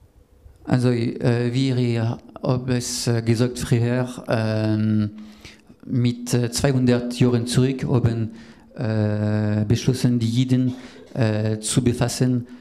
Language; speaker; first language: German; non-native, learner; French